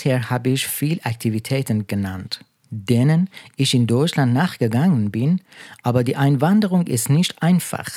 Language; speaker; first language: German; non-native, fluent; Persian